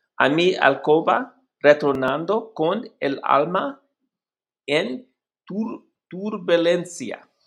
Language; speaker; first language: Spanish; non-native, learner; English